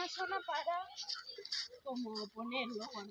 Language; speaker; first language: Spanish; early bilingual, heritage; Spanish